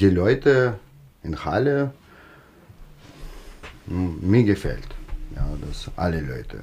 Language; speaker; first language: German; non-native, learner; Russian